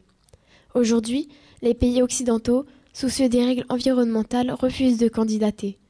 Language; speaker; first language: French; native; French